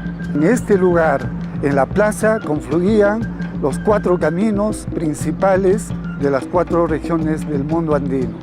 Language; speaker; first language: Spanish; non-native, fluent; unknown